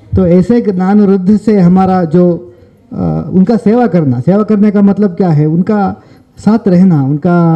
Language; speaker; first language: Hindi; non-native, local second language; Kannada